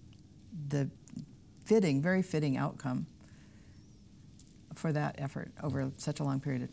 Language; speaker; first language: English; native; English